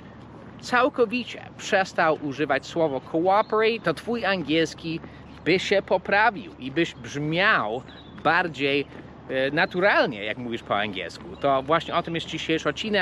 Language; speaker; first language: Polish; non-native, fluent; English